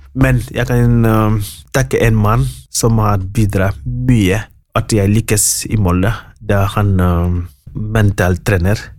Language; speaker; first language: Norwegian; non-native, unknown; Wolof